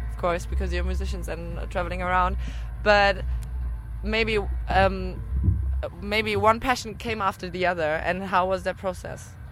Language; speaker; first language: English; non-native, fluent; German